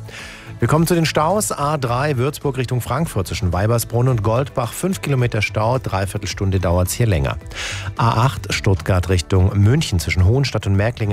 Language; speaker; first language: German; native; German